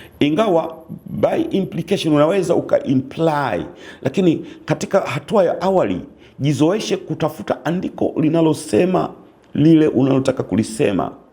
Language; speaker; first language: Swahili; native; Swahili